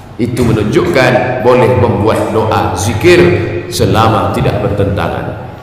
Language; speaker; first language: Malay; native; Malay